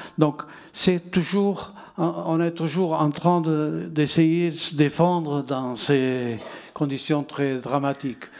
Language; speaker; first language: French; non-native, fluent; Portuguese